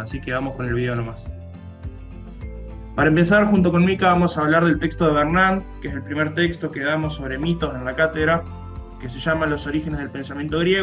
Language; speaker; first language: Spanish; native; Spanish